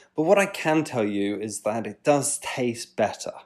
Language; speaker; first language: English; native; English